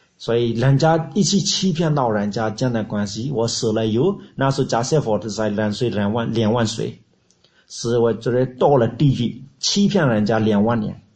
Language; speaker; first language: Chinese; non-native, learner; Burmese